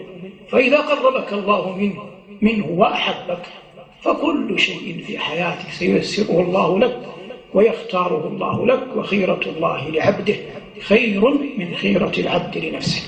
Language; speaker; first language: Arabic; native; Arabic